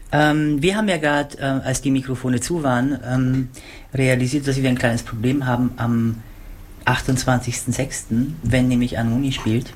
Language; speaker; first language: German; native; German